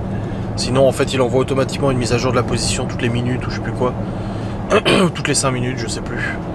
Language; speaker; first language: French; native; French